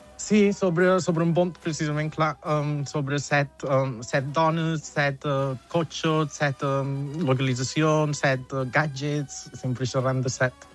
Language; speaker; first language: Catalan; native; Catalan